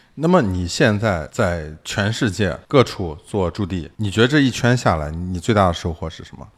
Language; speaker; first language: Chinese; native; Chinese